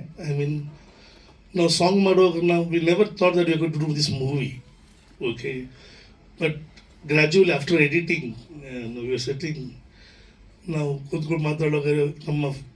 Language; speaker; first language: Kannada; non-native, local second language; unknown